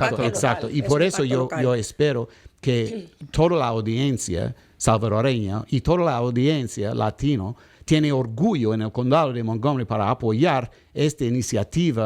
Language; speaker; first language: Spanish; non-native, learner; English